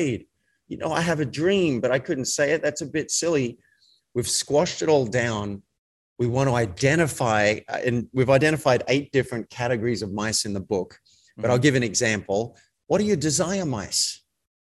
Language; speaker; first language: English; native; English